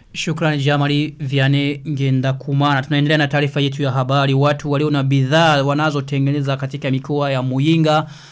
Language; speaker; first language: Swahili; non-native, local second language; Rundi